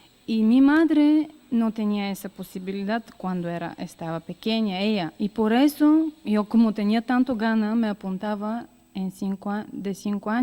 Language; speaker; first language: Spanish; non-native, learner; Bulgarian